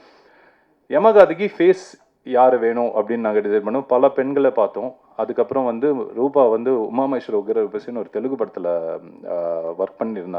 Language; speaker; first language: Tamil; native; Tamil